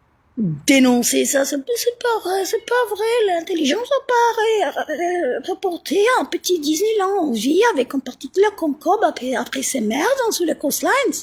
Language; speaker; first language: French; non-native, learner; Italian